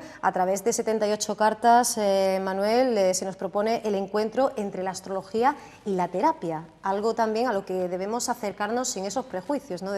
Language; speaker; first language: Spanish; native; Spanish